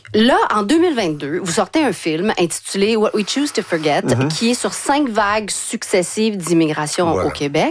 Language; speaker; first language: French; native; French